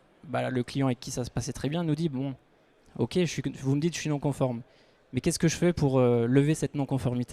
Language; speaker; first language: French; native; French